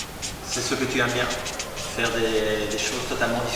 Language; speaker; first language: French; native; French